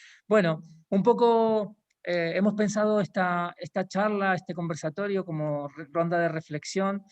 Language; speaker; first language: Spanish; native; Spanish